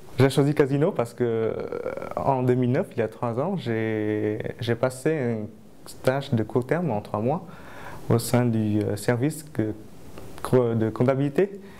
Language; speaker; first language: French; non-native, fluent; Vietnamese